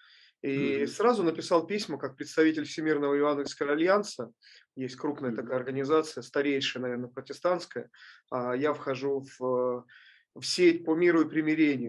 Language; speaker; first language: Russian; native; Russian